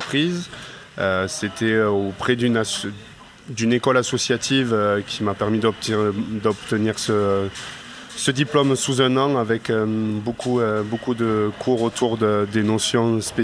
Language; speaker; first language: French; native; French